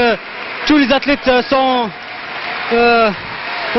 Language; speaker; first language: French; non-native, learner; Arabic